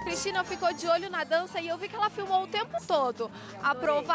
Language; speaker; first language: Portuguese; native; Portuguese